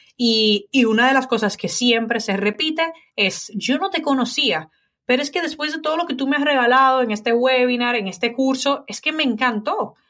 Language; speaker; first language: Spanish; native; Spanish